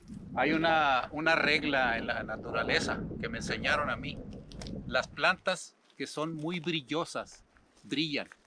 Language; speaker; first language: Spanish; native; Spanish